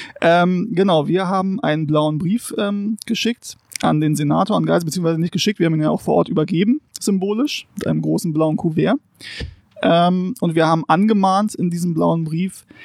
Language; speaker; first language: German; non-native, local second language; Ladin